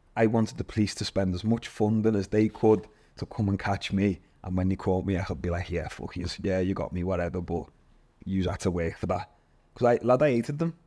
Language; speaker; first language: English; native; English